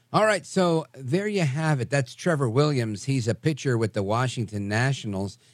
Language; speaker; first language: English; native; English